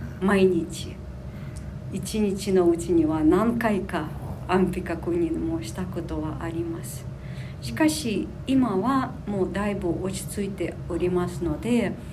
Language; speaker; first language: Japanese; non-native, fluent; Ukrainian